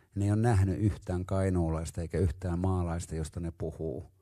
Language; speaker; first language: Finnish; native; Finnish